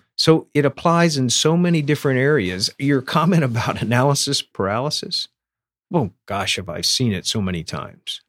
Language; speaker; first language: English; native; English